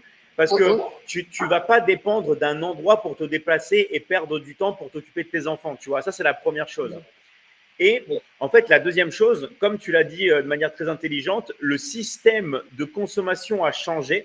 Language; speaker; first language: French; native; French